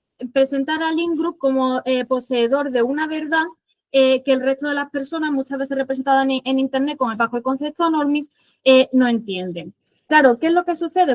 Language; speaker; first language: Spanish; native; Spanish